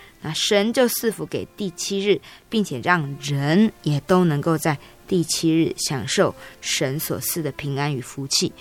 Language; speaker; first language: Chinese; native; Chinese